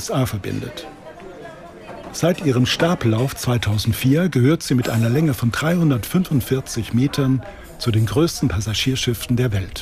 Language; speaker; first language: German; native; German